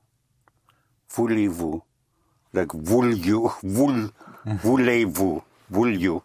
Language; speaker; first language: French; non-native, fluent; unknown